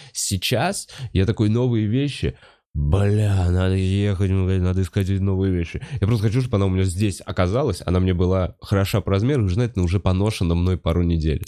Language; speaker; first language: Russian; native; Russian